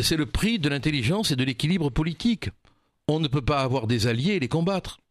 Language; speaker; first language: French; native; French